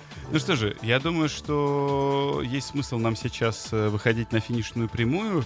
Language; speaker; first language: Russian; native; Russian